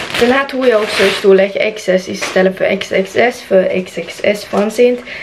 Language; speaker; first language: Swedish; native; Swedish